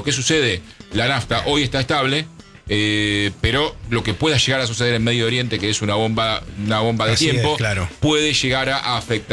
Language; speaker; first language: Spanish; native; Spanish